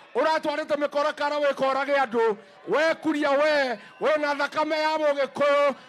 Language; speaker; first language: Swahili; non-native, local second language; Kikuyu